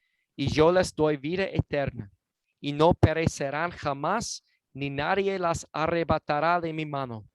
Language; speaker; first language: Spanish; non-native, fluent; English